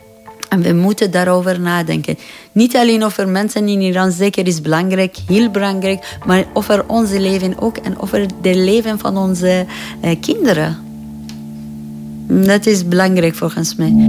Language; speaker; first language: Dutch; non-native, fluent; Persian